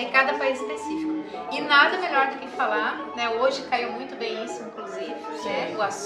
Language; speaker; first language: Portuguese; native; Portuguese